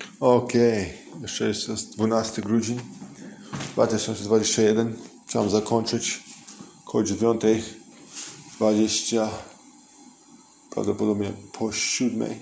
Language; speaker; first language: Polish; early bilingual, heritage; English